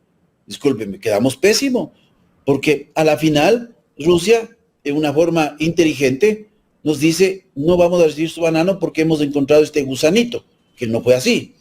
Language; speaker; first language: Spanish; native; Spanish